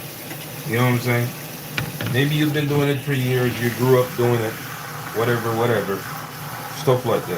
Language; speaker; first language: English; native; English